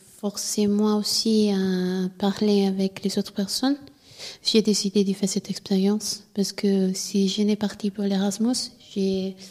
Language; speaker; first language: French; non-native, learner; Italian